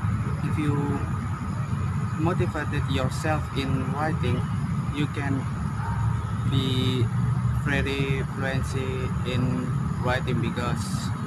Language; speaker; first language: English; non-native, learner; Indonesian